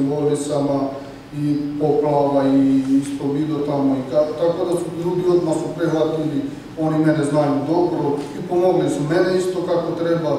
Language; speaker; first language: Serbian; non-native, learner; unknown